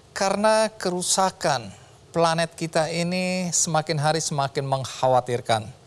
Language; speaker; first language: Indonesian; native; Indonesian